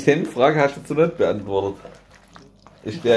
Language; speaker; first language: German; native; German